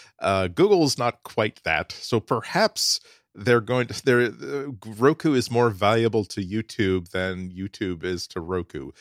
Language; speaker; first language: English; native; English